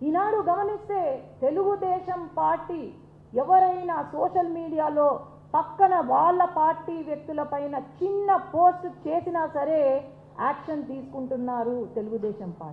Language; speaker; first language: Telugu; native; Telugu